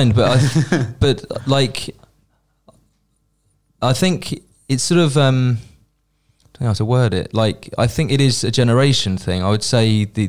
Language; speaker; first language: English; native; English